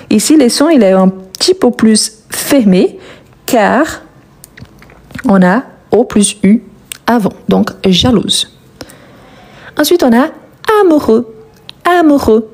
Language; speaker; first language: French; native; French